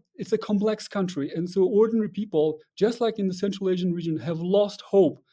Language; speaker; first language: English; non-native, fluent; Russian